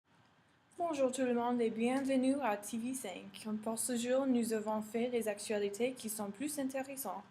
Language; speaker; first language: French; non-native, learner; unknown